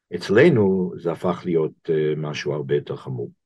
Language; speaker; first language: Hebrew; non-native, fluent; English